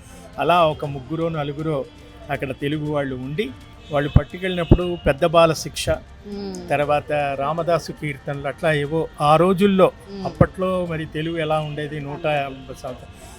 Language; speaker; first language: Telugu; native; Telugu